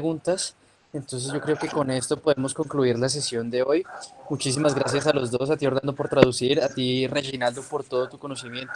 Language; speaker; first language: Spanish; native; Spanish